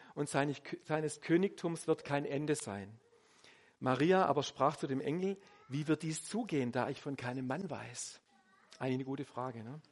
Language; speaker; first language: German; native; German